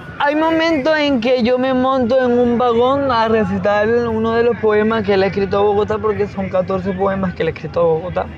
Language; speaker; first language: Spanish; native; Spanish